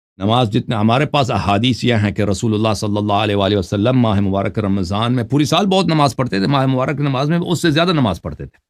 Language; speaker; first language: Urdu; non-native, fluent; Persian